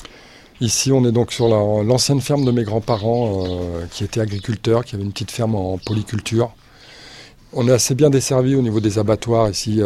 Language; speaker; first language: French; native; French